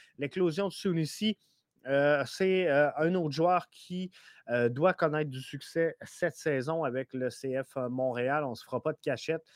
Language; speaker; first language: French; native; French